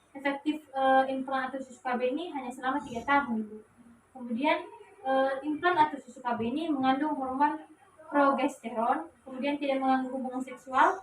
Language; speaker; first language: Indonesian; native; Indonesian